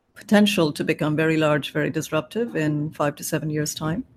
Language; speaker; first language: English; non-native, local second language; Bangla